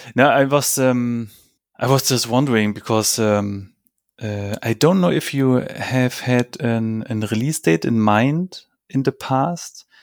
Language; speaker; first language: English; non-native, fluent; German